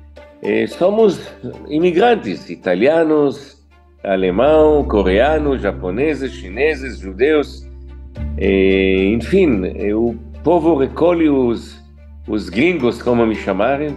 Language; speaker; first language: Portuguese; non-native, fluent; Hebrew